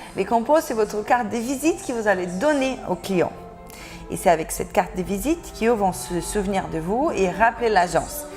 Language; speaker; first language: French; non-native, fluent; Portuguese